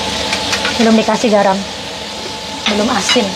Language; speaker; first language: Indonesian; native; Indonesian